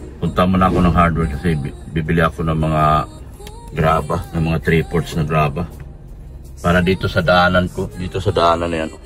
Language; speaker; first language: Filipino; non-native, local second language; Cebuano